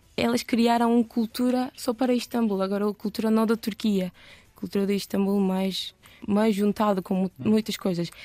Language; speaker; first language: Portuguese; non-native, learner; Turkish